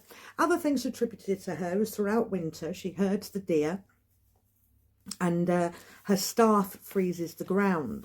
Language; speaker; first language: English; native; English